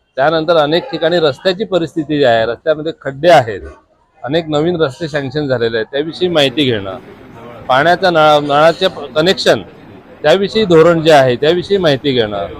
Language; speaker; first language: Marathi; native; Marathi